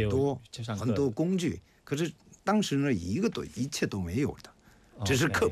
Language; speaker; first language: Chinese; non-native, fluent; Korean